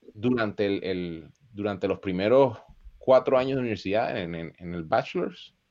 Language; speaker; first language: Spanish; native; Spanish